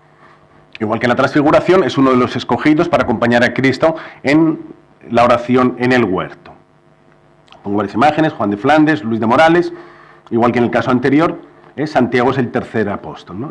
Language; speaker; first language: Spanish; native; Spanish